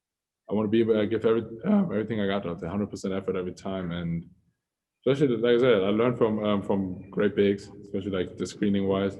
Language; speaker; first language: English; non-native, fluent; German